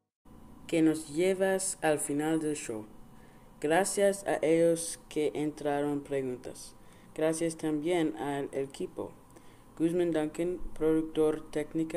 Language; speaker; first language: Spanish; non-native, learner; English